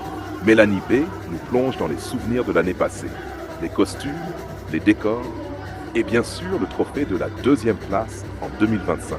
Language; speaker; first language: French; native; French